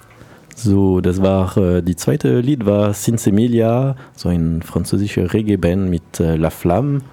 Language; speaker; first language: German; non-native, learner; French